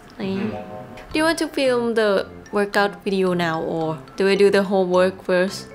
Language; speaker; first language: English; non-native, fluent; Thai